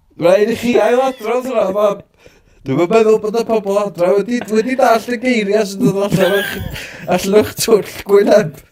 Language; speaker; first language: Welsh; native; Welsh